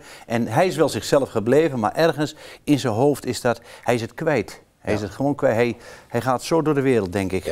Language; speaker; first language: Dutch; native; Dutch